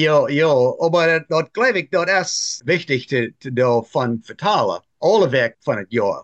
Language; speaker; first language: German; non-native, learner; Plautdietsch